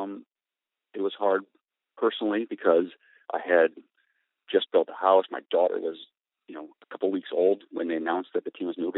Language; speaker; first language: English; native; English